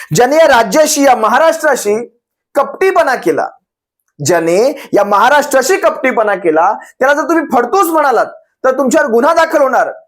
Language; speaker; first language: Marathi; native; Marathi